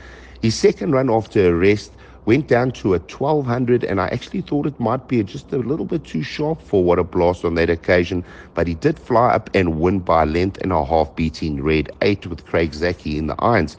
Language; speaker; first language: English; native; English